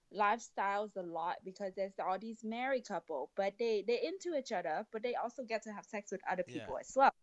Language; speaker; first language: English; non-native, fluent; Vietnamese